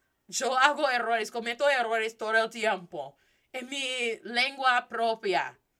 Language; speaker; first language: Spanish; non-native, fluent; English